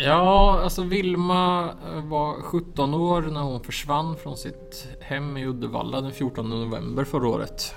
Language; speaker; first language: Swedish; native; Swedish